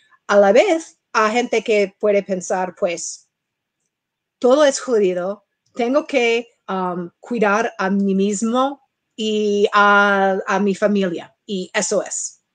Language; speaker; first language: Spanish; non-native, fluent; English